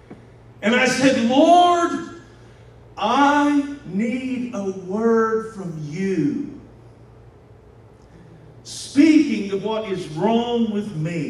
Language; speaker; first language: English; native; English